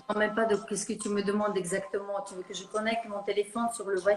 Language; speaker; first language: French; non-native, fluent; Russian